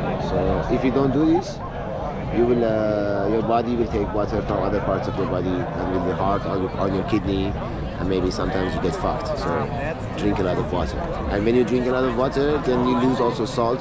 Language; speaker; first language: English; non-native, fluent; Persian